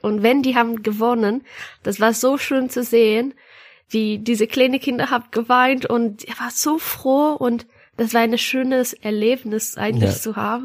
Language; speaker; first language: German; non-native, learner; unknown